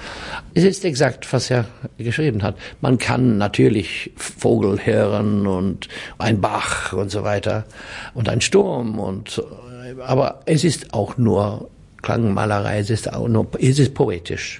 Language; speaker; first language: German; non-native, fluent; English